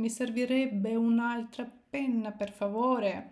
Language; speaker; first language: Italian; non-native, fluent; Ukrainian